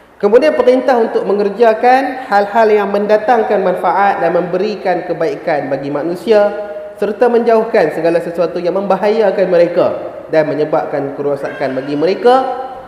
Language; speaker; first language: Malay; native; Malay